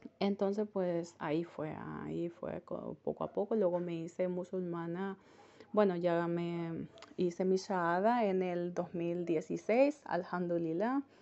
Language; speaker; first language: Spanish; native; Spanish